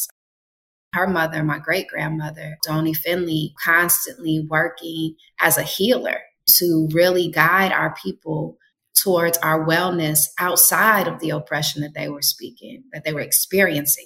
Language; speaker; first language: English; native; English